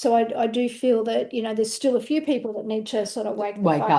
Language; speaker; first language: English; native; English